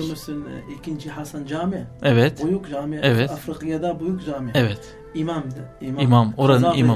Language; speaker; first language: Turkish; non-native, learner; Arabic